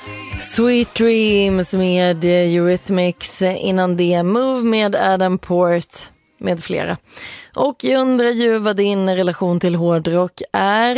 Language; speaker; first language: Swedish; native; Swedish